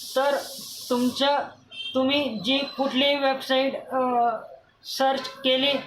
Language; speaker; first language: Marathi; non-native, local second language; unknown